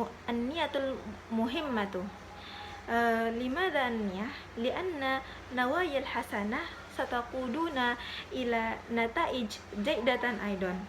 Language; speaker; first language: Arabic; non-native, learner; Indonesian